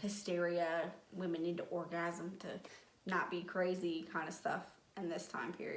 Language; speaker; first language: English; native; English